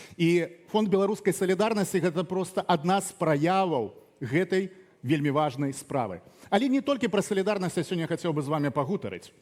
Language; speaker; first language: Belarusian; non-native, local second language; Russian